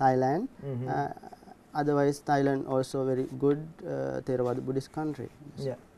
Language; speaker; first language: English; non-native, learner; Sinhala